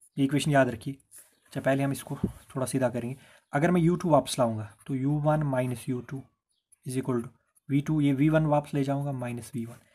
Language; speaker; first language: Hindi; non-native, local second language; Kashmiri